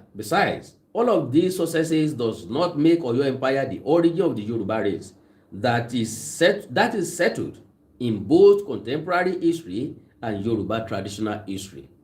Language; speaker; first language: English; non-native, local second language; Yoruba